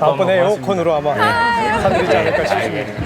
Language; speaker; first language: Korean; native; Korean